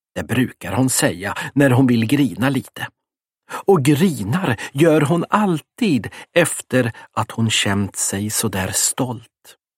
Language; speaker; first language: Swedish; native; Swedish